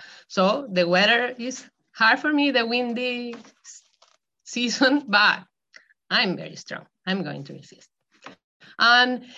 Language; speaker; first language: English; non-native, fluent; Spanish